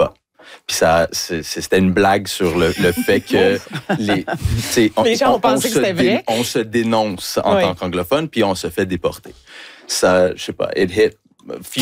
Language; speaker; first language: French; early bilingual, heritage; French